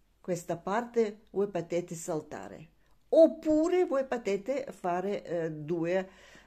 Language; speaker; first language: Italian; non-native, learner; Russian